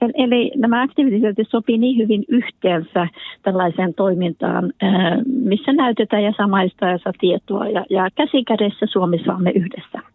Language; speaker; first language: Finnish; early bilingual, heritage; Finnish